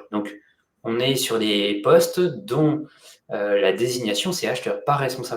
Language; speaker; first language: French; native; French